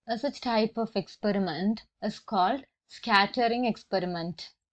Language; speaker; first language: English; non-native, local second language; Malayalam